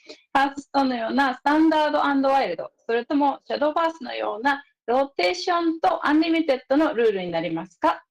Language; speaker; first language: Japanese; native; Japanese